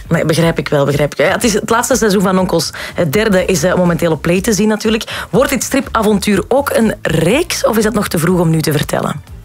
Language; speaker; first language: Dutch; native; Dutch